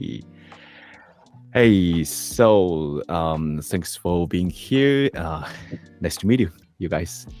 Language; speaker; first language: English; non-native, learner; Japanese